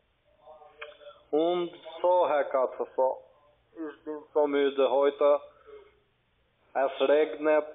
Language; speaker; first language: German; non-native, learner; Albanian